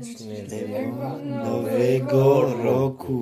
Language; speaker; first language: Polish; non-native, learner; French